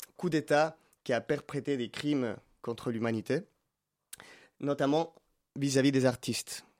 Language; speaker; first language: French; non-native, fluent; Spanish